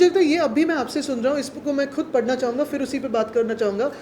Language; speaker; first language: Hindi; non-native, local second language; Marathi